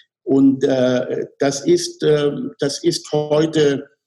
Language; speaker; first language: German; non-native, fluent; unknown